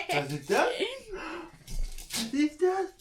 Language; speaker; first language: German; native; German